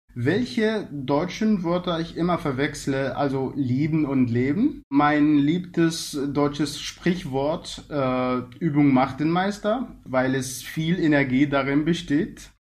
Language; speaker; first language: German; non-native, learner; Arabic